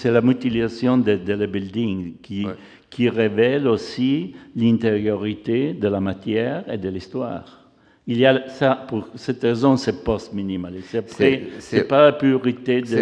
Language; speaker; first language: French; non-native, fluent; Italian